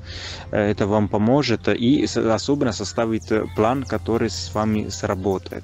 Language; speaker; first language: Russian; non-native, fluent; Italian